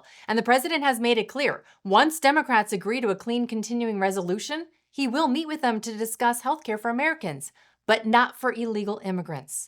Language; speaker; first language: English; native; English